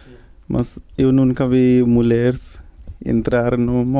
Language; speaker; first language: Portuguese; non-native, learner; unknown